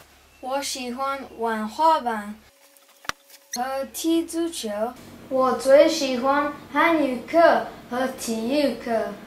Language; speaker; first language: Chinese; non-native, learner; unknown